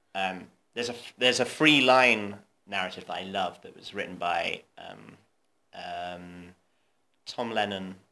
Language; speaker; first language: English; native; English